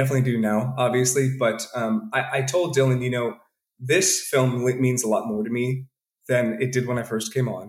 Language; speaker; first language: English; native; English